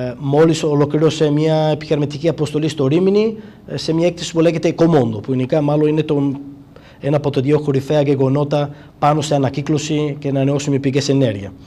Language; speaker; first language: Greek; non-native, fluent; Italian